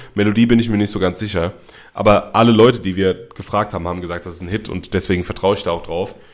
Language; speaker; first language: German; native; German